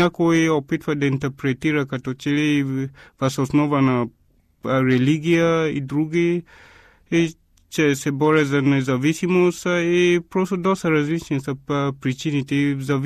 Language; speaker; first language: Bulgarian; non-native, fluent; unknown